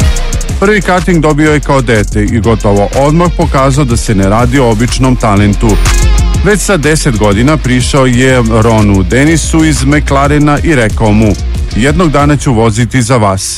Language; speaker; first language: Serbian; native; Serbian